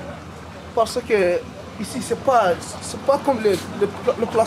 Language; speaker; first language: French; non-native, local second language; Arabic